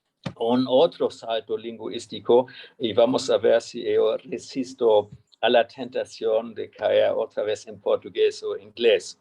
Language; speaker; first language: Spanish; non-native, fluent; German